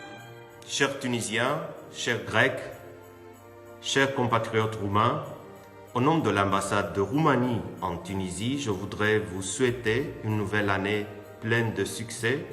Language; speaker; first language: French; non-native, fluent; Romanian